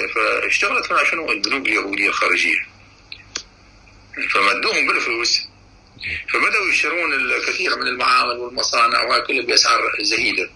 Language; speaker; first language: Arabic; native; Arabic